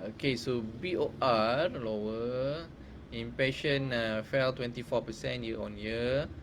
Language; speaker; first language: English; non-native, local second language; Malay